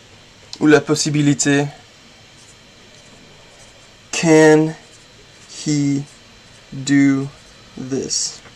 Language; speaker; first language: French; non-native, fluent; English